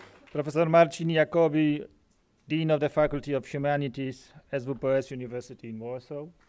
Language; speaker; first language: English; non-native, fluent; Polish